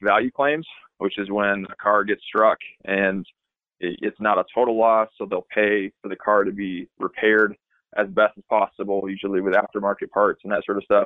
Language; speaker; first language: English; native; English